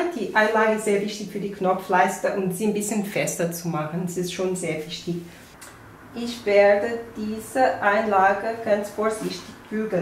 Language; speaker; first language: German; non-native, fluent; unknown